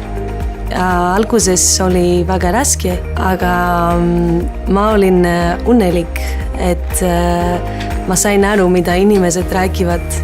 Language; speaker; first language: Estonian; non-native, learner; Greek